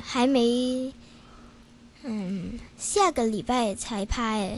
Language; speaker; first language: Chinese; non-native, local second language; Cantonese